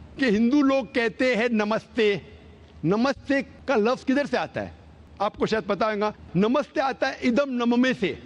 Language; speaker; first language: Urdu; non-native, local second language; Konkani